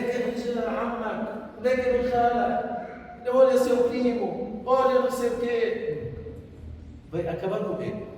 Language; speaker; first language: Portuguese; non-native, fluent; Arabic